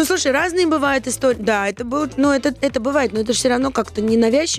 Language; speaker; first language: Russian; native; Russian